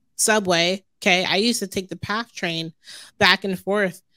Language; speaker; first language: English; native; English